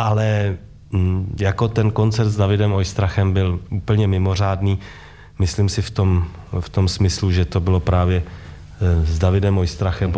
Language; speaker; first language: Czech; native; Czech